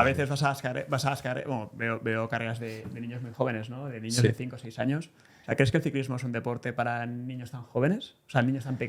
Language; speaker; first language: Spanish; native; Spanish